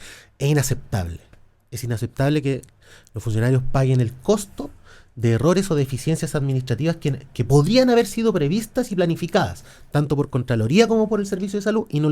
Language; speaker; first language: Spanish; native; Spanish